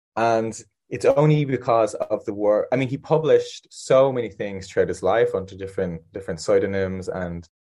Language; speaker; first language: English; native; English